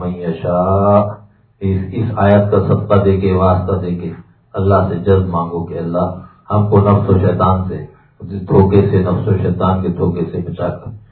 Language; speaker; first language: Urdu; native; Urdu